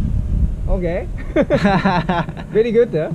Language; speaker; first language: English; non-native, learner; Japanese